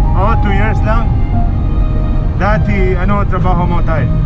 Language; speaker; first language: Filipino; non-native, learner; Arabic